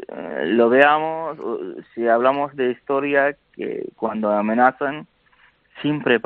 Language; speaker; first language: Spanish; non-native, learner; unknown